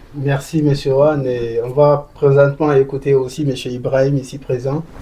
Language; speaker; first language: French; non-native, local second language; Fula